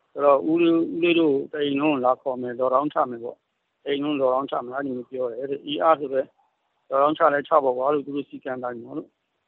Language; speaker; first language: Burmese; native; Burmese